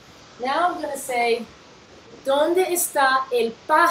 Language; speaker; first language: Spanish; non-native, fluent; English